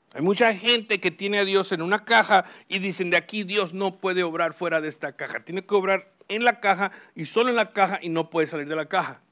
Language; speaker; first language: Spanish; early bilingual, heritage; Spanish